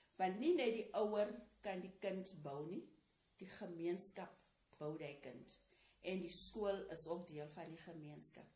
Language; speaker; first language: Afrikaans; non-native, local second language; Tswana